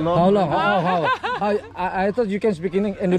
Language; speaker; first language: English; non-native, learner; Indonesian